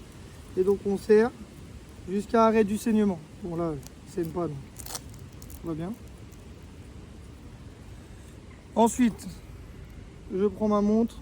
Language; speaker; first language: French; native; French